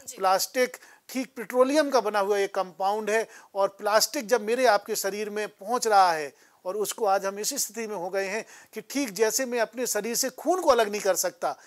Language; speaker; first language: Hindi; native; Hindi